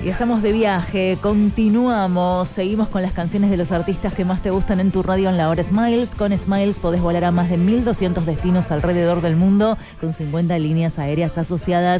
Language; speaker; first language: Spanish; native; Spanish